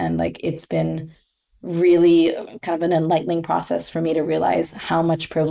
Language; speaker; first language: English; non-native, local second language; Hindi